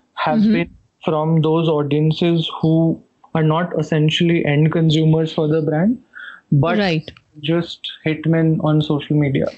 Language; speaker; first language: English; non-native, local second language; Hindi